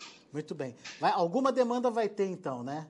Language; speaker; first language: Portuguese; native; Portuguese